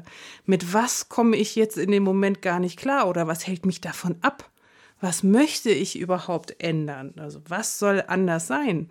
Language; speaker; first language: German; native; German